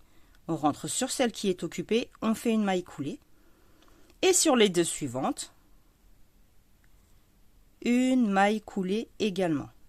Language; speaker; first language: French; native; French